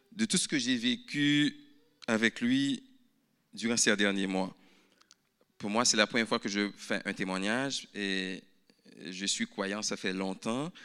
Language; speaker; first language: French; native; French